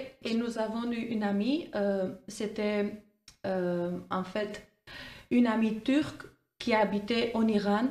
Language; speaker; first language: French; non-native, fluent; Armenian